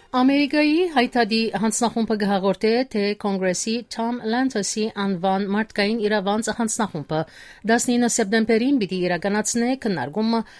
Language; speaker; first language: Armenian; early bilingual, heritage; Armenian